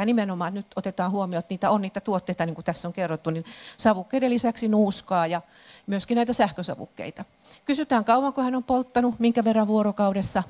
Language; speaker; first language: Finnish; native; Finnish